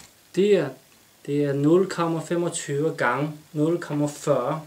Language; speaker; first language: Danish; non-native, learner; Chinese